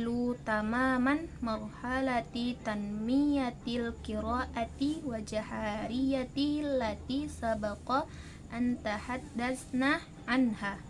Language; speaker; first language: Arabic; non-native, learner; Indonesian